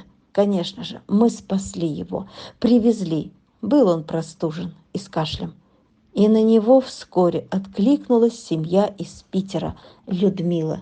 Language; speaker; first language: Russian; native; Russian